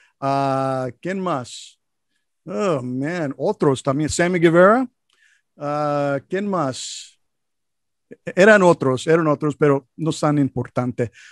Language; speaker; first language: Spanish; non-native, learner; English